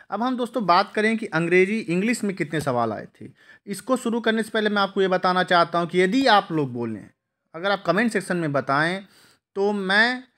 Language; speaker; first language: Hindi; native; Hindi